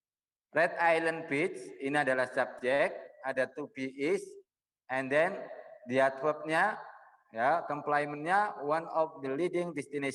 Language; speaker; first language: English; non-native, learner; Indonesian